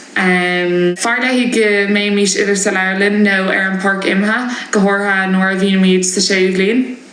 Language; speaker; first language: Irish; non-native, local second language; English